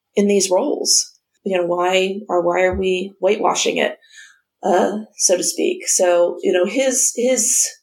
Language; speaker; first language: English; native; English